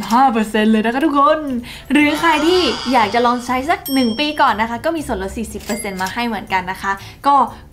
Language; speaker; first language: Thai; native; Thai